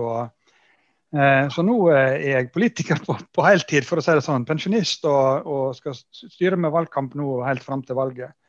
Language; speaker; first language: Norwegian; native; Norwegian